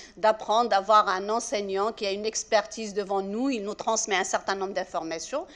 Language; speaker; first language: French; non-native, local second language; Arabic